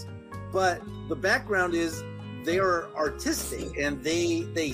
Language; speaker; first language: English; early bilingual, other home language; Spanish